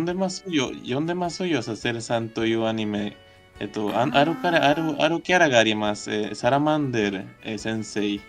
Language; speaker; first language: Japanese; non-native, learner; Spanish